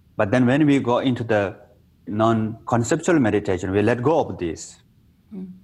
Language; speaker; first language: English; non-native, local second language; Tibetan